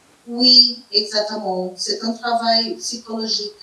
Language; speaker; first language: French; non-native, fluent; Portuguese